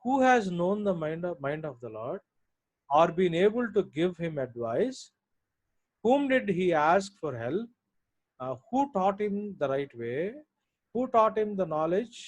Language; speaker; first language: English; non-native, local second language; Telugu